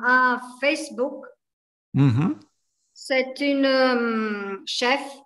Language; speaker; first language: French; non-native, learner; Portuguese